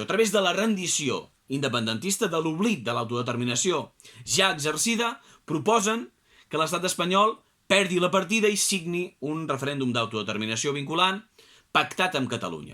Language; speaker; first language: Catalan; native; Catalan